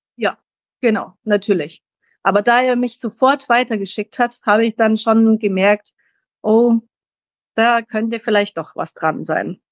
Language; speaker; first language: German; early bilingual, heritage; German